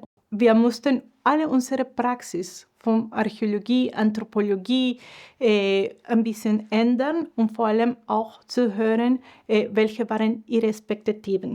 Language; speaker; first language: German; non-native, fluent; Spanish